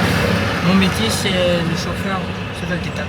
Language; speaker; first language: French; non-native, local second language; Malagasy